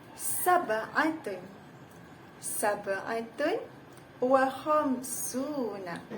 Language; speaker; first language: Arabic; non-native, fluent; Malay